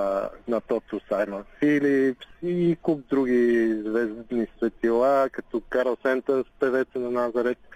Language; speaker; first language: Bulgarian; native; Bulgarian